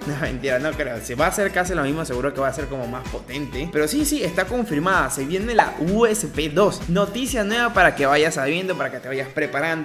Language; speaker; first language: Spanish; native; Spanish